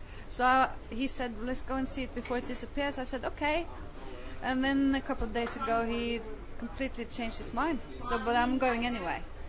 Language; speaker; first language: English; native; English